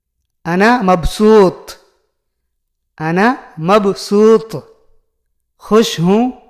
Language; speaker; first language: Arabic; non-native, fluent; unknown